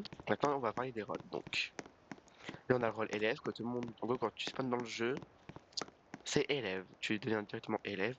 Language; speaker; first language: French; native; French